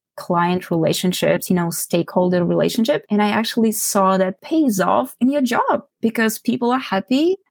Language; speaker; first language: English; non-native, fluent; Ukrainian